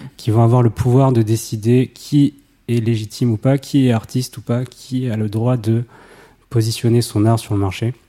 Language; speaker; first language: French; native; French